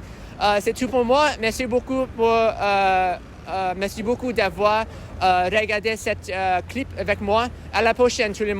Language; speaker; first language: French; non-native, learner; English